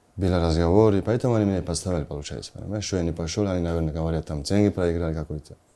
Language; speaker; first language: Russian; non-native, learner; Georgian